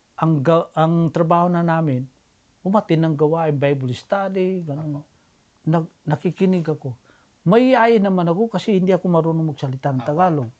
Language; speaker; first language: Filipino; non-native, local second language; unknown